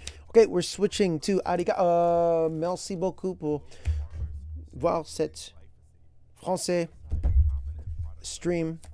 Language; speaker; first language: French; non-native, learner; English